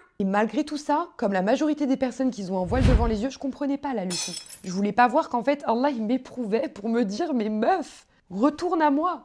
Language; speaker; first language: French; native; French